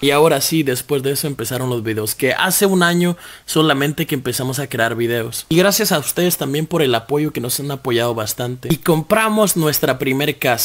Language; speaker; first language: Spanish; native; Spanish